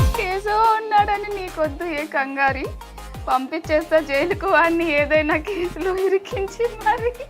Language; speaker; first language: Telugu; native; Telugu